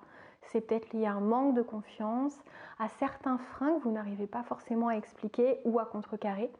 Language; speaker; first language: French; native; French